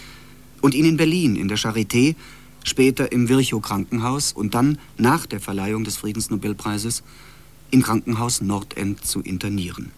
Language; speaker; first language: German; native; German